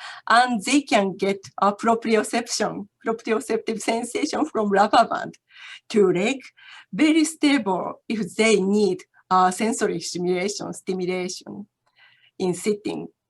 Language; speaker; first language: English; non-native, learner; Japanese